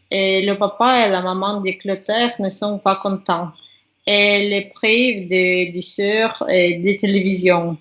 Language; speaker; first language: French; non-native, learner; Russian